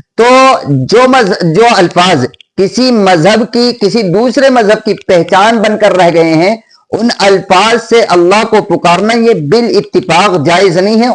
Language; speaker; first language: Urdu; native; Urdu